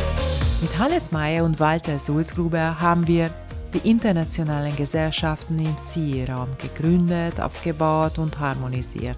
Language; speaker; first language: German; non-native, fluent; Hungarian